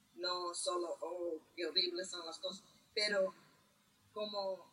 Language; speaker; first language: Spanish; early bilingual, heritage; Spanish